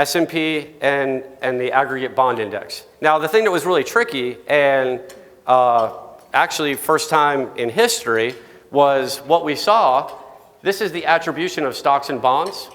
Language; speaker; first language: English; native; English